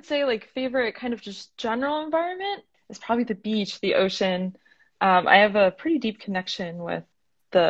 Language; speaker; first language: English; native; English